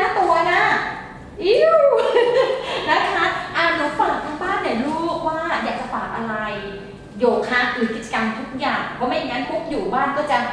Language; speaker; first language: Thai; native; Thai